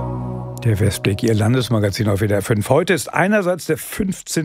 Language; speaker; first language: German; native; German